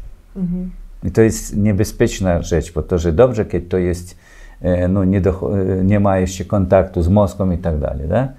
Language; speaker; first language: Polish; non-native, learner; Ukrainian